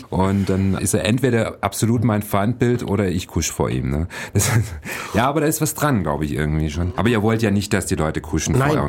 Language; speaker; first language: German; native; German